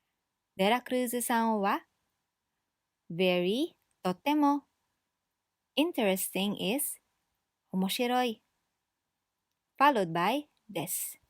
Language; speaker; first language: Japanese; non-native, fluent; English